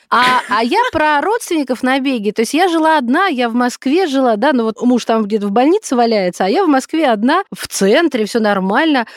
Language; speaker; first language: Russian; native; Russian